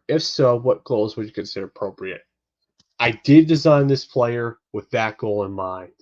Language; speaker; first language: English; native; English